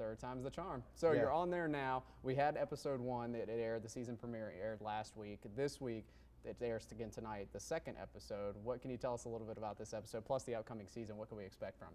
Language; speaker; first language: English; native; English